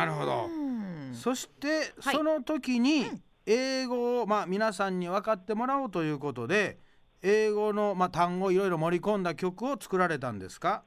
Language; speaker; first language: Japanese; native; Japanese